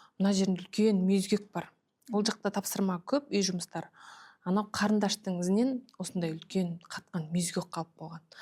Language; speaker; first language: Kazakh; early bilingual, heritage; Kazakh